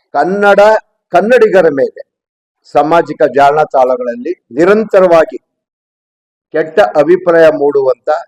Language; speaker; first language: Kannada; native; Kannada